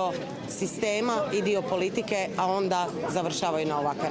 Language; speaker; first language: Croatian; native; Croatian